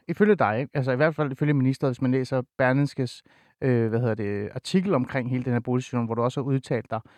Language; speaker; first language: Danish; early bilingual, other home language; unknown